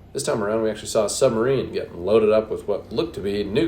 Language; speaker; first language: English; native; English